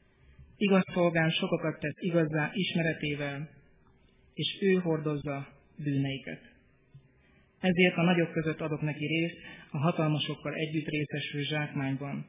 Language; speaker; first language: Hungarian; native; Hungarian